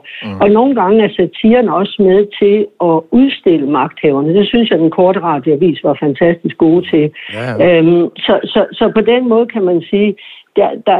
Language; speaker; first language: Danish; native; Danish